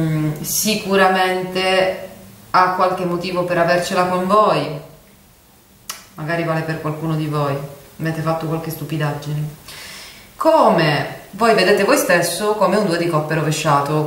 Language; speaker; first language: Italian; native; Italian